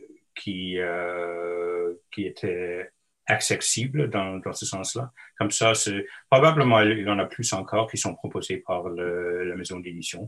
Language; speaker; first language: French; non-native, local second language; English